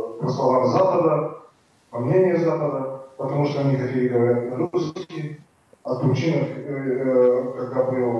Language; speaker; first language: Russian; non-native, learner; Bulgarian